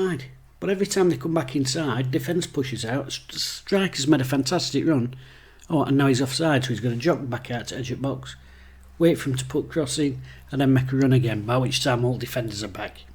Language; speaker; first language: English; native; English